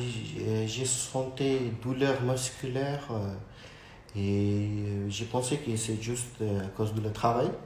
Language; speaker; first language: French; non-native, learner; Urdu